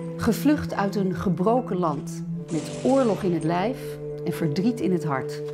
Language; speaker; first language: Dutch; native; Dutch